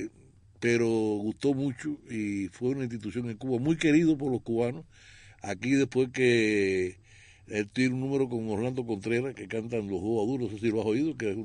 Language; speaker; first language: Spanish; native; Spanish